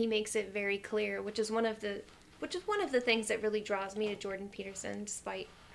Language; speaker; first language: English; native; English